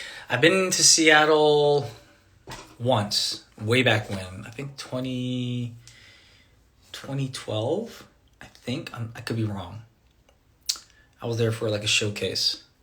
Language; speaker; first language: English; native; English